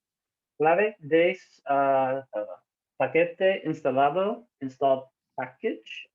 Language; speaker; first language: Spanish; non-native, learner; English